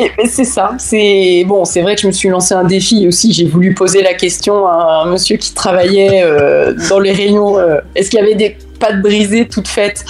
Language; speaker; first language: French; native; French